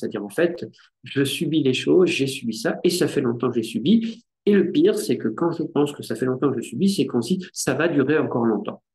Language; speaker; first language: French; native; French